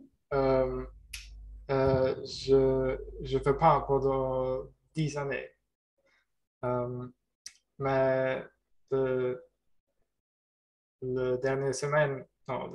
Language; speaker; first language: French; non-native, learner; German